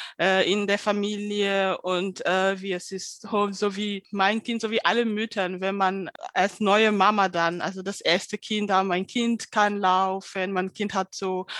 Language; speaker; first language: German; non-native, fluent; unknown